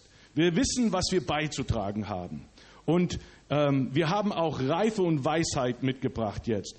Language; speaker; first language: German; early bilingual, other home language; English